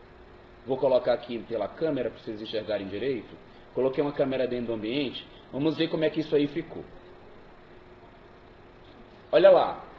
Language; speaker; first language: Portuguese; native; Portuguese